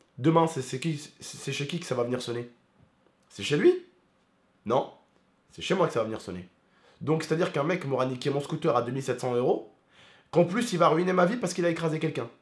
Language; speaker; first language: French; early bilingual, other home language; Arabic